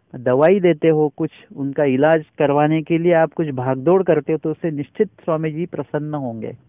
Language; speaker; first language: Hindi; non-native, local second language; Marathi